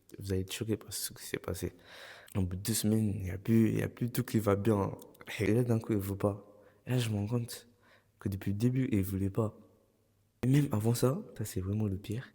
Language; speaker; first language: French; early bilingual, other home language; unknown